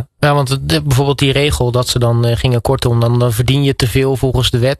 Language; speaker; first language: Dutch; native; Dutch